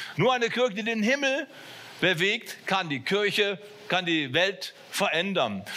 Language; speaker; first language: German; native; German